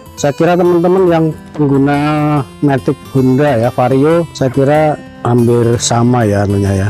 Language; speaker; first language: Indonesian; native; Indonesian